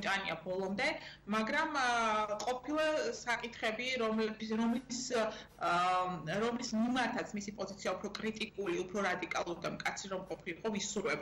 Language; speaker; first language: Georgian; native; Georgian